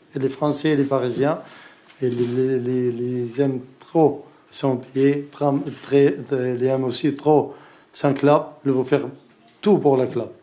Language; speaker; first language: French; non-native, learner; Arabic